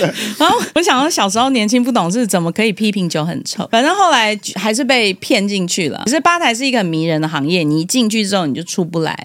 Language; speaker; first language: Chinese; native; Chinese